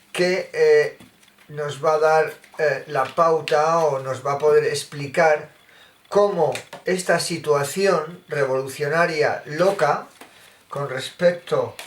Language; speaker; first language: Spanish; native; Spanish